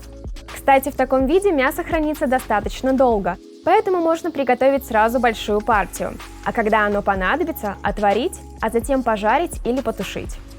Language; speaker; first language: Russian; native; Russian